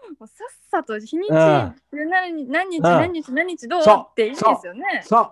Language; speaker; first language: Japanese; native; Japanese